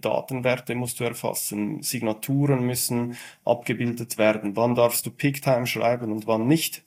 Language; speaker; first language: German; native; German